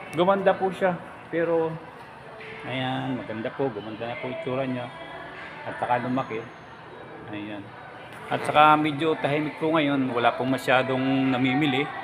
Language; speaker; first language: Filipino; native; Filipino